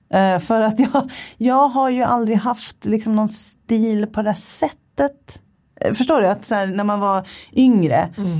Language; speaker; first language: Swedish; native; Swedish